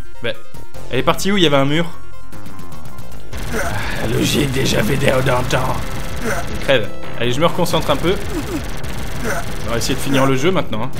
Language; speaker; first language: French; native; French